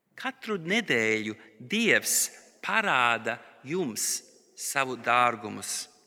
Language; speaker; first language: Latvian; early bilingual, heritage; Latvian